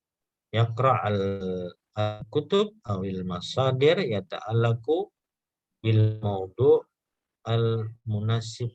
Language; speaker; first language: Arabic; non-native, fluent; Indonesian